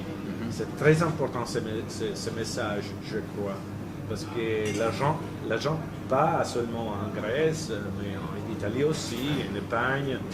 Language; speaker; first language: French; non-native, fluent; Italian